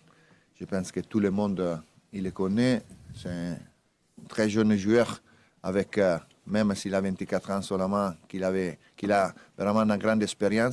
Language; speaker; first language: French; non-native, fluent; Italian